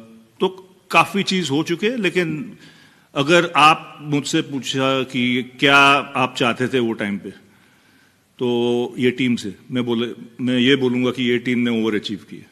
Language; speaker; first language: Hindi; non-native, local second language; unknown